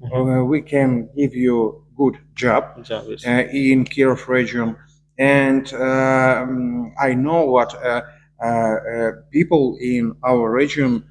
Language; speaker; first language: English; non-native, learner; Russian